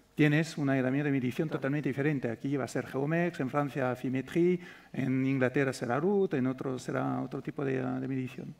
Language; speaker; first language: Spanish; non-native, fluent; French